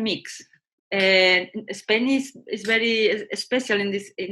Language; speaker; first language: English; non-native, learner; Spanish